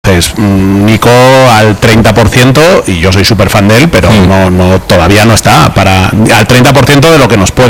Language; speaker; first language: Spanish; native; Spanish